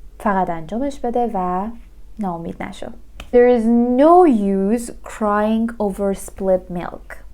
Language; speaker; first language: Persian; native; Persian